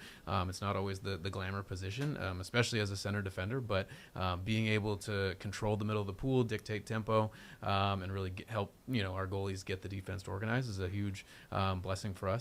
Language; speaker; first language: English; native; English